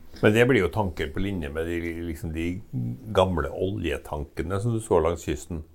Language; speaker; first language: Norwegian; native; Norwegian